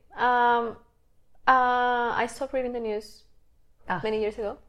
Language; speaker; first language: English; non-native, fluent; Spanish